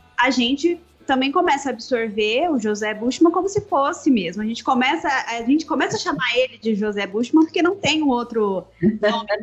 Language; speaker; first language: Portuguese; native; Portuguese